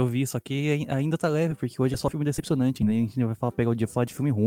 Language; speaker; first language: Portuguese; native; Portuguese